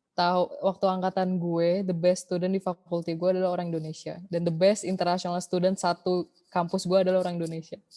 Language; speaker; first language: Indonesian; native; Indonesian